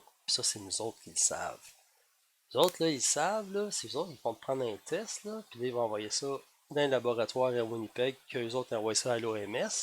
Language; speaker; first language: French; native; French